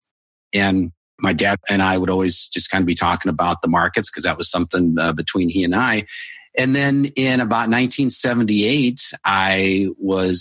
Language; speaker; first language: English; native; English